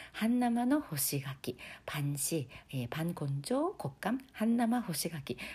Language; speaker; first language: Korean; non-native, fluent; Japanese